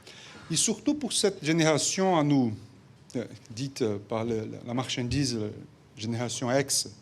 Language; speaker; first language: French; non-native, fluent; Portuguese